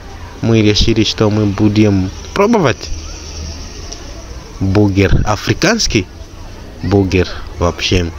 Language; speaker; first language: Russian; non-native, learner; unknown